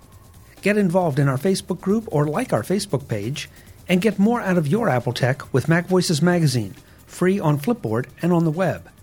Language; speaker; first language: English; native; English